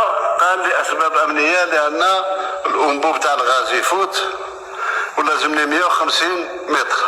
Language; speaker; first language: Arabic; native; Arabic